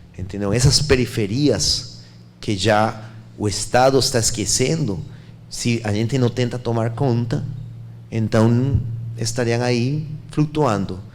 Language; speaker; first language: Portuguese; non-native, fluent; Spanish